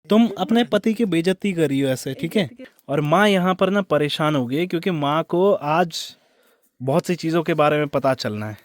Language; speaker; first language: Hindi; native; Hindi